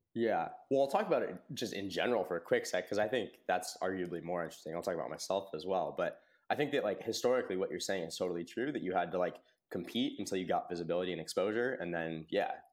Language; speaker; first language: English; native; English